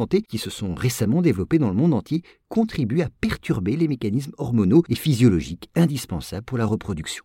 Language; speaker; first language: French; native; French